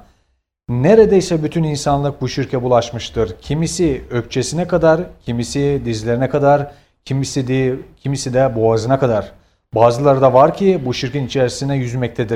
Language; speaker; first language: Turkish; native; Turkish